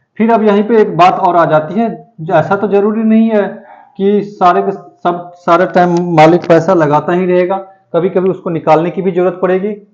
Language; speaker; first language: Hindi; native; Hindi